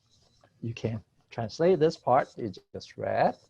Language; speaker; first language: English; non-native, fluent; Chinese